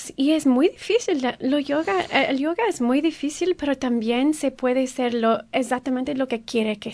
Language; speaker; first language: Spanish; early bilingual, heritage; Spanish